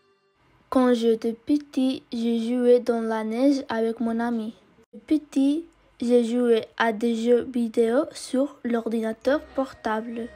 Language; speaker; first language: French; non-native, learner; Spanish